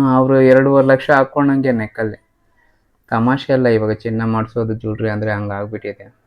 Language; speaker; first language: Kannada; non-native, local second language; Telugu